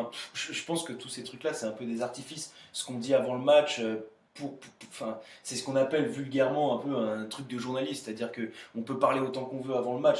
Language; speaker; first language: French; native; French